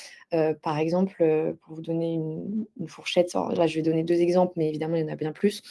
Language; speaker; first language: French; native; French